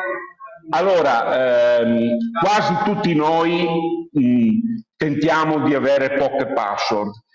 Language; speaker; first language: Italian; native; Italian